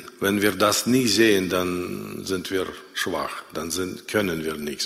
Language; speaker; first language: German; non-native, fluent; Russian